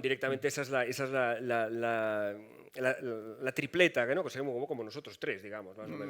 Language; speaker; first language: Spanish; native; Spanish